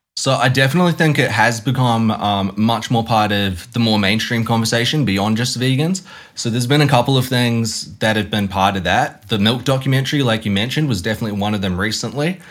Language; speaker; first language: English; native; English